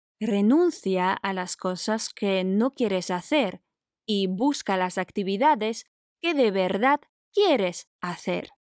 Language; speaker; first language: Spanish; non-native, fluent; Polish